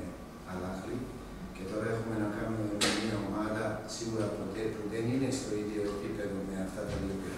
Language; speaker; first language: Greek; non-native, fluent; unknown